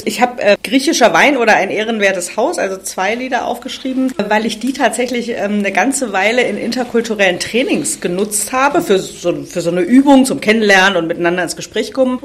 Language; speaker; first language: German; native; German